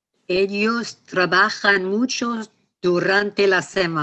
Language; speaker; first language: Spanish; non-native, learner; English